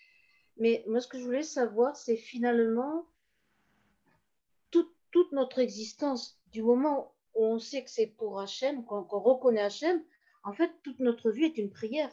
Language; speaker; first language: French; native; French